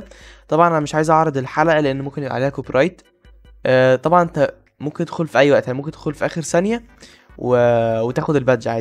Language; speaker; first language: Arabic; native; Arabic